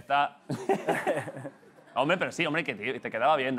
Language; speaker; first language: Spanish; native; Spanish